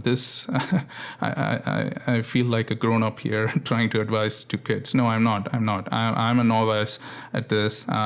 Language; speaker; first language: English; non-native, local second language; Tamil